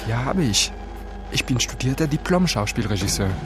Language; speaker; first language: German; non-native, fluent; Spanish